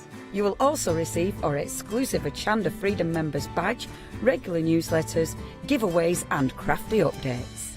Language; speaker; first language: English; native; English